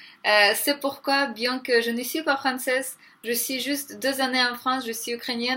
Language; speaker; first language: French; non-native, learner; Ukrainian